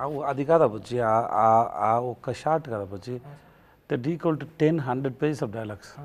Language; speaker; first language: Telugu; non-native, learner; Tamil